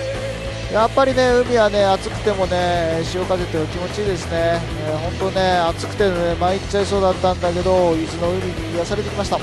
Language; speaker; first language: Japanese; native; Japanese